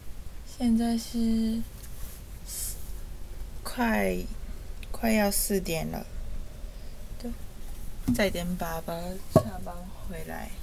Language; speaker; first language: Chinese; early bilingual, heritage; Chinese